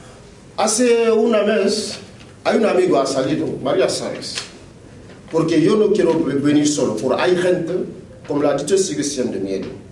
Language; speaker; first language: Spanish; non-native, learner; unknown